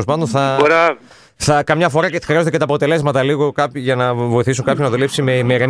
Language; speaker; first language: Greek; native; Greek